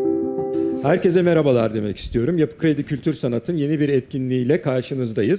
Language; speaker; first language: Turkish; native; Turkish